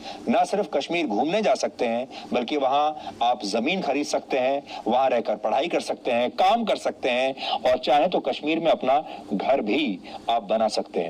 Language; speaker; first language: Hindi; native; Hindi